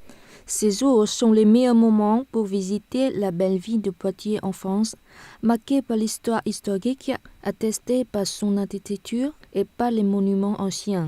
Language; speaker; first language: French; non-native, fluent; Vietnamese